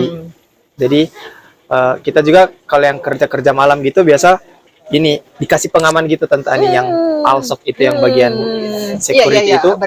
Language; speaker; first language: Indonesian; native; Indonesian